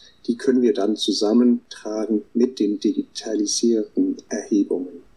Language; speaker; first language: German; non-native, fluent; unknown